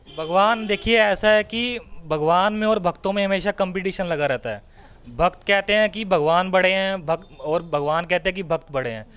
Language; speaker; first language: Hindi; non-native, local second language; Punjabi